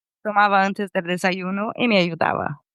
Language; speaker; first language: Spanish; non-native, fluent; Portuguese